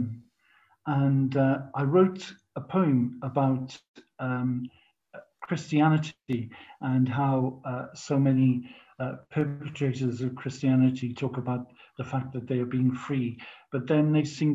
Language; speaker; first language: English; native; English